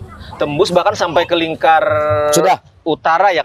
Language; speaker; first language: Indonesian; native; Indonesian